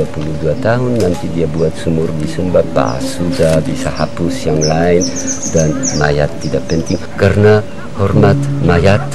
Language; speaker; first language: Indonesian; non-native, learner; French